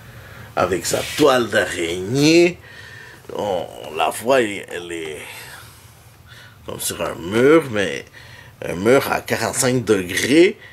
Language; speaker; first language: French; native; French